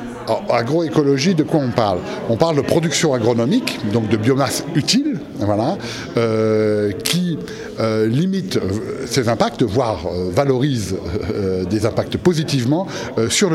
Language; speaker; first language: French; native; French